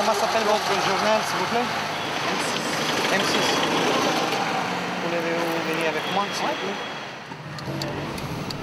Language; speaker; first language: French; non-native, learner; Italian